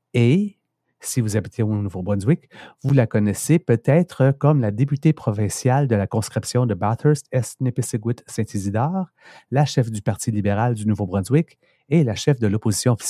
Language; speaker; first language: French; native; French